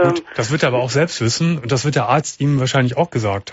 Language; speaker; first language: German; native; German